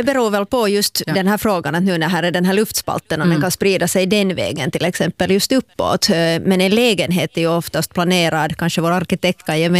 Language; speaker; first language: Swedish; native; Swedish